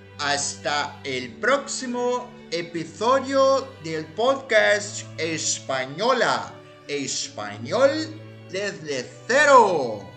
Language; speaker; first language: Spanish; non-native, learner; Portuguese